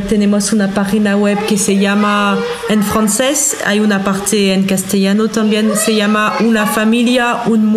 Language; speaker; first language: Spanish; non-native, learner; French